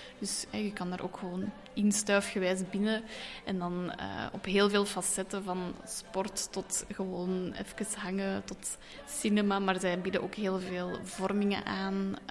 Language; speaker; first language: Dutch; native; Dutch